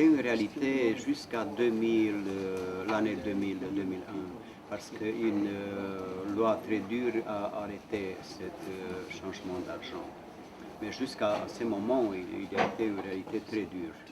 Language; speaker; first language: French; non-native, fluent; Romanian